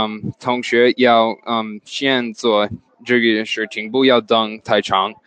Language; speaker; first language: Chinese; non-native, learner; English